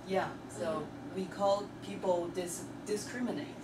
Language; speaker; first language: English; non-native, learner; Chinese